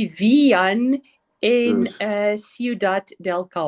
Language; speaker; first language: Spanish; non-native, learner; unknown